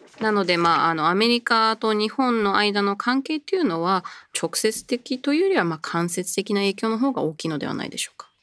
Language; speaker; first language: Japanese; early bilingual, heritage; Japanese